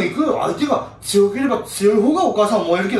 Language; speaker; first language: Japanese; native; Japanese